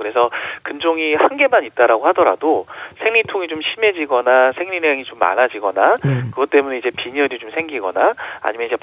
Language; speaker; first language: Korean; native; Korean